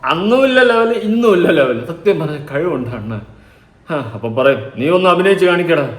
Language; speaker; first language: Malayalam; native; Malayalam